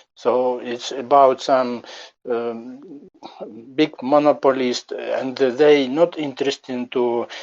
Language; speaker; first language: English; non-native, learner; Ukrainian